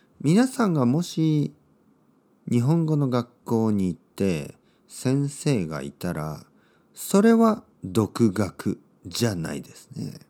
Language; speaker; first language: Japanese; native; Japanese